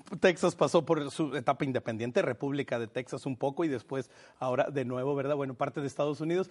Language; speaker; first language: Spanish; native; Spanish